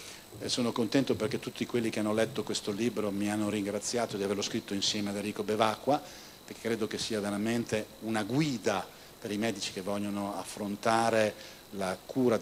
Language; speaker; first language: Italian; native; Italian